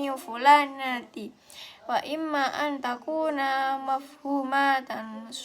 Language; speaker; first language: Arabic; non-native, learner; Indonesian